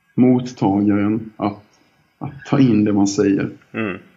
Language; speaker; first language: Swedish; native; Swedish